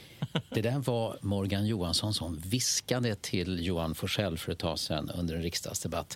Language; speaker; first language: Swedish; native; Swedish